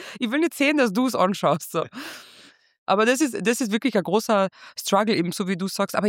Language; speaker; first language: German; early bilingual, other home language; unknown